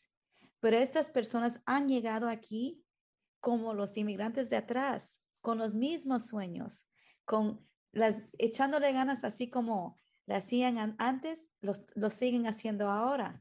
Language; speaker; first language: Spanish; early bilingual, heritage; Spanish